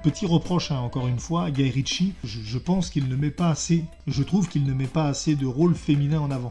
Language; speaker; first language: French; native; French